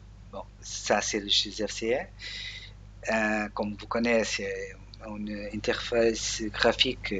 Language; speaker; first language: French; non-native, learner; Portuguese